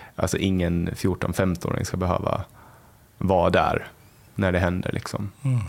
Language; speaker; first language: Swedish; native; Swedish